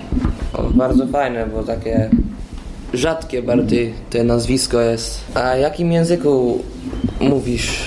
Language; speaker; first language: Polish; early bilingual, heritage; Polish